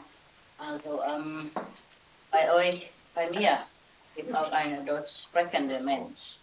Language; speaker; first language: German; non-native, learner; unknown